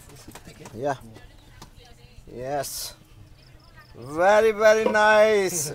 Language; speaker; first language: English; non-native, learner; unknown